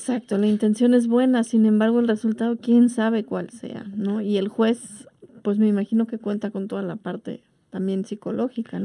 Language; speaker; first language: Spanish; native; Spanish